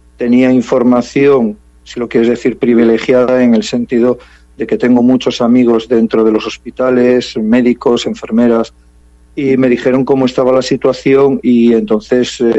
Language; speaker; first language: Spanish; early bilingual, heritage; English